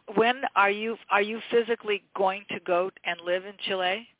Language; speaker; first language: English; native; English